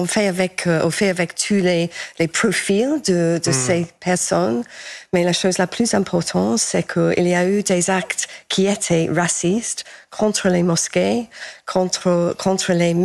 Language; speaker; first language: French; non-native, fluent; English